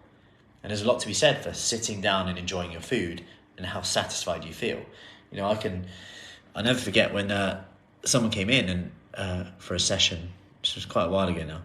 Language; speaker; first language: English; native; English